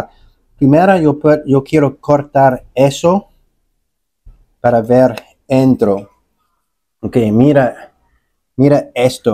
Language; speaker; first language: Spanish; non-native, learner; English